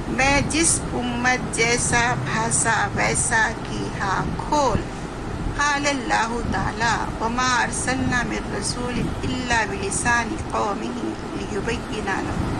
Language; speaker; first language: Urdu; native; Urdu